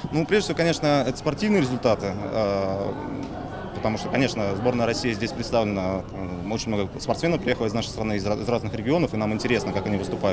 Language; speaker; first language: Russian; native; Russian